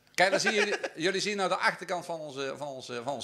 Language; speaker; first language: Dutch; native; Dutch